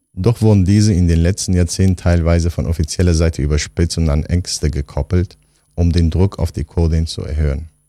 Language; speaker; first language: German; non-native, fluent; Kurdish